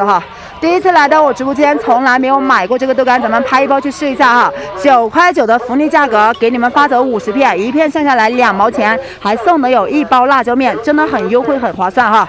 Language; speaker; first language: Chinese; native; Chinese